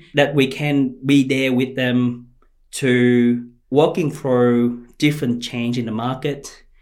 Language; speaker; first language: English; non-native, fluent; Vietnamese